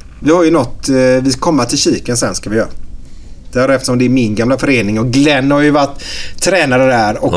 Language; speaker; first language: Swedish; native; Swedish